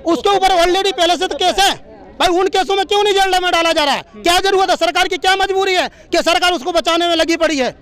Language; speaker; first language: Hindi; native; Hindi